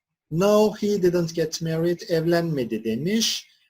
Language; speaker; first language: English; non-native, fluent; Turkish